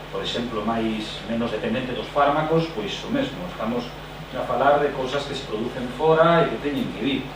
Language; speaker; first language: Galician; non-native, fluent; Spanish